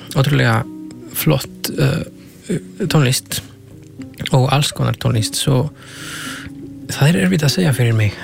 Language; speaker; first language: Icelandic; non-native, fluent; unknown